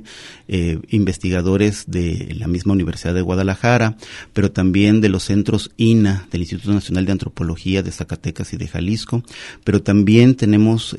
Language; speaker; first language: Spanish; native; Spanish